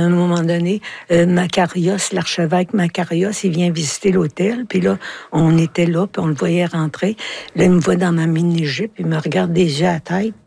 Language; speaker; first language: French; native; French